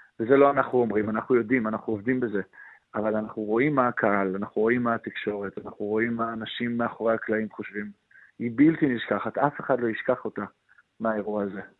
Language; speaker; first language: Hebrew; native; Hebrew